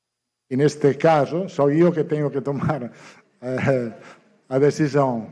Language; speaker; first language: Portuguese; non-native, learner; Italian